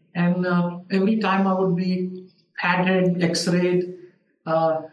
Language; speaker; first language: English; non-native, local second language; Urdu